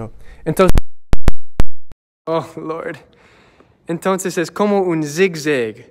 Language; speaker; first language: Spanish; non-native, learner; English